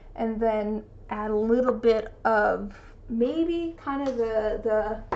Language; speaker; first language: English; native; English